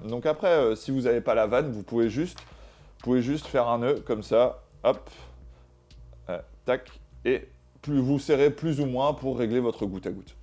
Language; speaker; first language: French; native; French